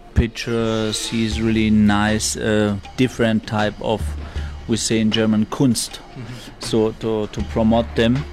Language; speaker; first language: English; non-native, fluent; Turkish